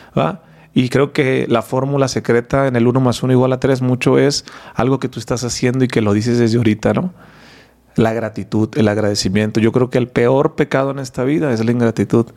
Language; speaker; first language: Spanish; native; Spanish